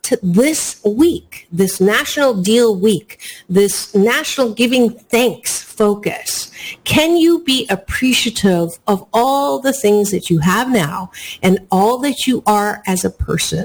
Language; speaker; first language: English; native; English